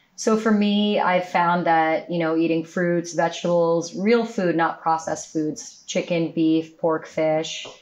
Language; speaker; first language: English; native; English